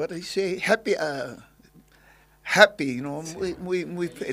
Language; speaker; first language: Spanish; non-native, learner; English